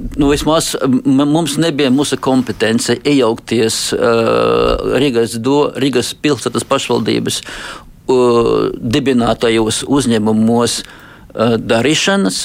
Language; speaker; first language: Latvian; non-native, local second language; Russian